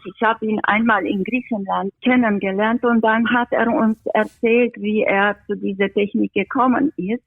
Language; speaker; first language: German; non-native, fluent; Romanian